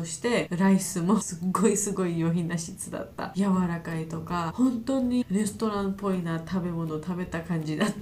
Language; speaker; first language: Japanese; non-native, learner; Georgian